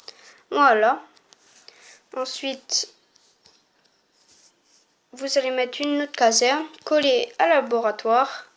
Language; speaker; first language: French; native; French